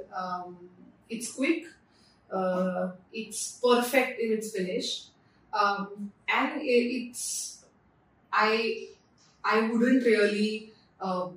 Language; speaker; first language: English; non-native, local second language; Marathi